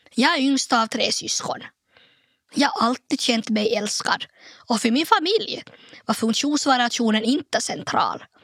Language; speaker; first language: Swedish; native; Swedish